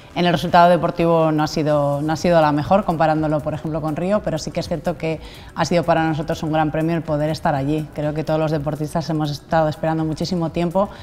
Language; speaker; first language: Spanish; native; Spanish